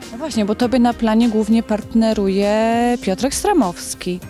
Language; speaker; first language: Polish; native; Polish